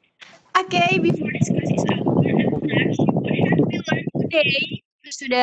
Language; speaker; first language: English; non-native, learner; Indonesian